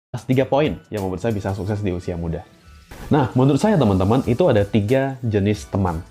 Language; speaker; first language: Indonesian; native; Indonesian